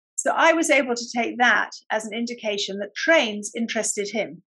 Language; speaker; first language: English; native; English